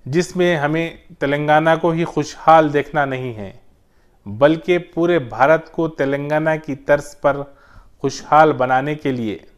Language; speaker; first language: Hindi; non-native, local second language; Urdu